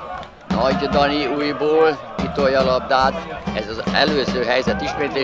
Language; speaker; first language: Hungarian; native; Hungarian